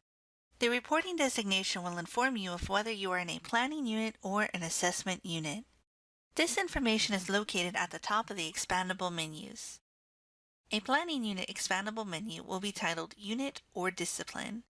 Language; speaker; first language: English; native; English